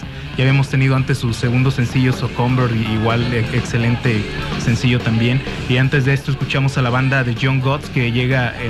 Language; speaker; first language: Spanish; native; Spanish